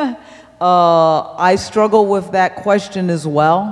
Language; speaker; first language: English; native; English